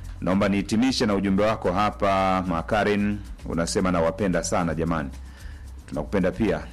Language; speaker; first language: Swahili; native; Swahili